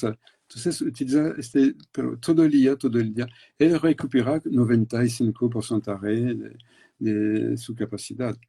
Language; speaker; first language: Spanish; non-native, fluent; French